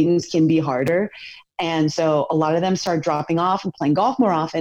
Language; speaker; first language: English; native; English